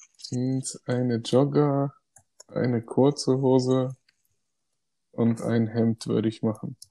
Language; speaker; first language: German; early bilingual, other home language; Greek